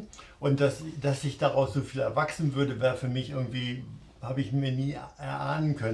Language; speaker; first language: German; native; German